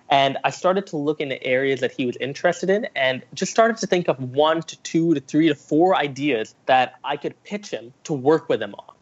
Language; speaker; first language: English; early bilingual, other home language; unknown